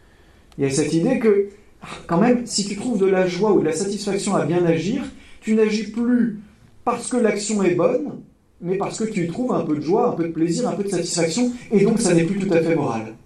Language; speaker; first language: French; native; French